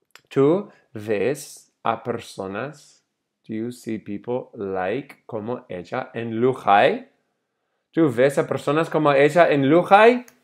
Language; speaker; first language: Spanish; non-native, fluent; English